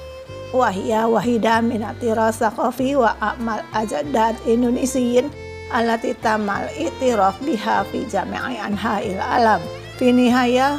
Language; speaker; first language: Arabic; non-native, learner; Indonesian